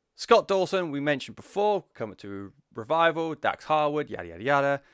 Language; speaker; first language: English; native; English